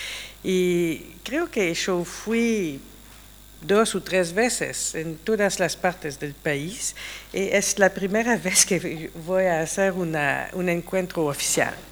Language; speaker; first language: Spanish; non-native, fluent; English